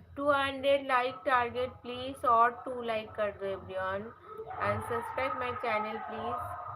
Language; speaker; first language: Hindi; non-native, local second language; Bangla